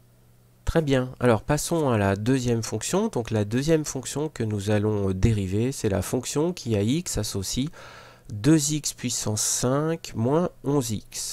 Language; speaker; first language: French; native; French